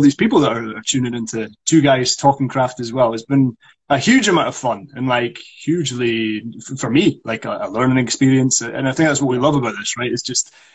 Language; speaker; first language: English; non-native, local second language; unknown